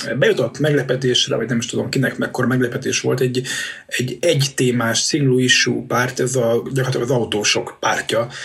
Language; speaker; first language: Hungarian; native; Hungarian